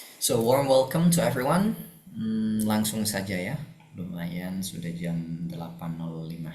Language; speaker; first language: Indonesian; native; Indonesian